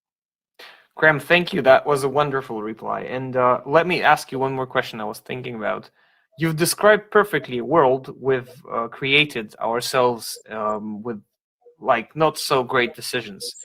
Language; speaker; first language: English; non-native, fluent; Russian